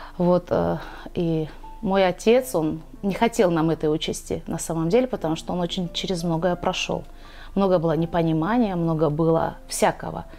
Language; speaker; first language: Russian; non-native, local second language; Karachay-Balkar